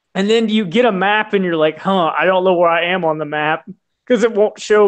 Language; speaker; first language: English; native; English